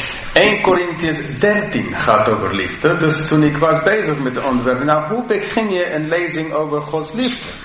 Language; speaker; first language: Dutch; non-native, fluent; English